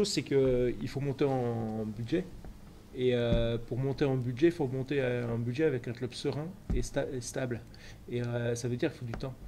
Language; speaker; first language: French; native; French